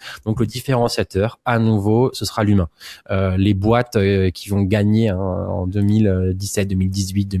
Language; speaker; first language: French; native; French